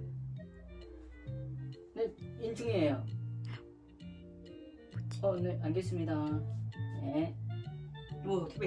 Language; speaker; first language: Korean; non-native, fluent; Vietnamese